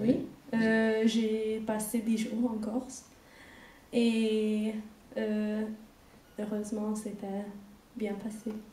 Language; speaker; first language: French; non-native, learner; Hungarian